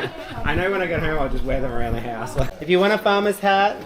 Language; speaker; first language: English; native; English